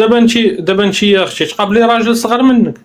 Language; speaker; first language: Arabic; native; Arabic